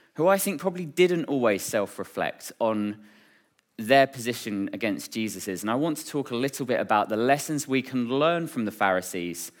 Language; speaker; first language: English; native; English